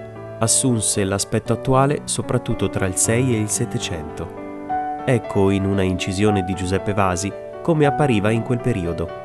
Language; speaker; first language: Italian; native; Italian